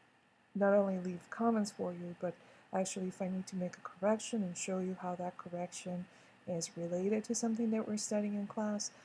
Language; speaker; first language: English; native; English